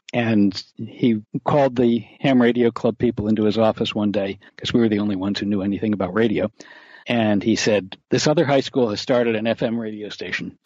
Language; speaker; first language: English; native; English